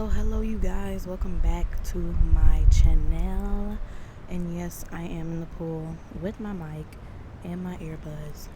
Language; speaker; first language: English; native; English